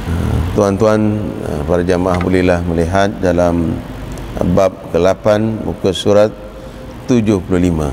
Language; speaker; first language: Malay; native; Malay